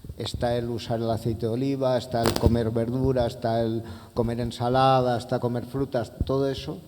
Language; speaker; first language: Spanish; non-native, local second language; Catalan